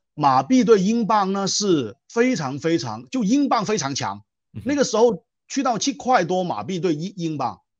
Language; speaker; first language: Chinese; non-native, local second language; Cantonese